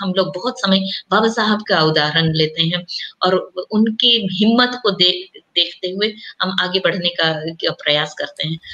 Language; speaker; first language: Hindi; non-native, local second language; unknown